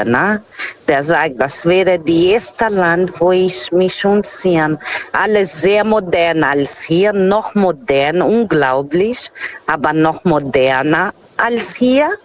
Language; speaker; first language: German; non-native, learner; Portuguese